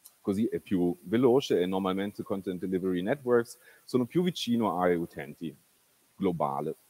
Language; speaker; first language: Italian; non-native, fluent; German